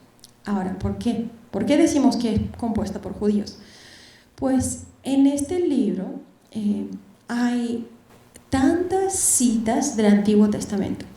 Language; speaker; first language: Spanish; non-native, fluent; Bulgarian